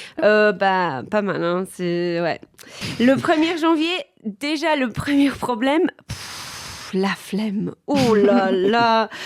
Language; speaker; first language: French; non-native, fluent; Polish